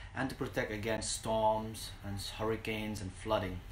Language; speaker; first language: English; non-native, local second language; Khasi